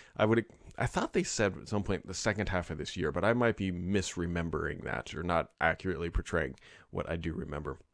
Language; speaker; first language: English; native; English